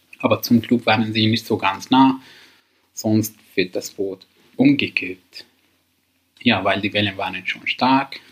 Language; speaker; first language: German; non-native, learner; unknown